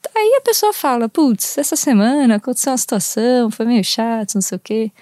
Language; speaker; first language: Portuguese; native; Portuguese